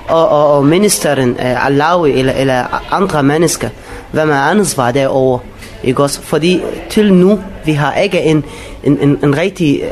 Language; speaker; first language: Danish; non-native, learner; Arabic